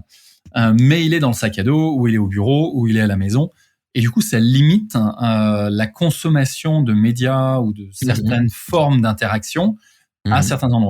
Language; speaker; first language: French; native; French